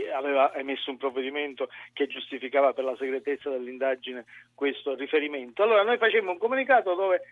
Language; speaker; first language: Italian; native; Italian